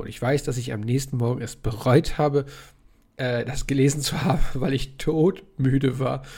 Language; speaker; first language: German; native; German